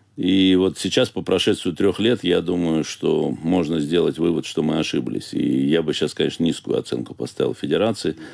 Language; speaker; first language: Russian; native; Russian